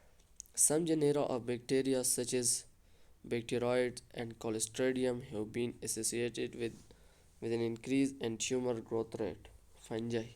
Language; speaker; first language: English; non-native, local second language; Urdu